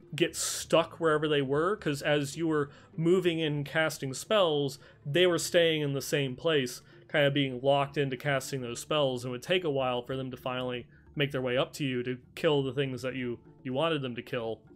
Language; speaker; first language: English; native; English